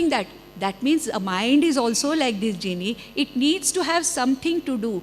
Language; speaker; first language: English; non-native, local second language; Konkani